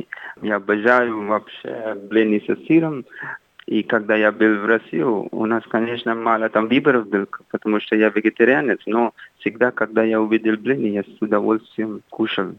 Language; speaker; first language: Russian; non-native, fluent; Hindi